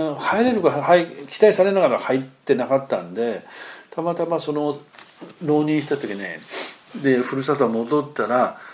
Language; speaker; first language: Japanese; non-native, fluent; Chinese